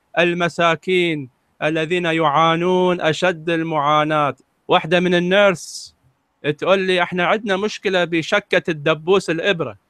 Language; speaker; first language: Arabic; native; Arabic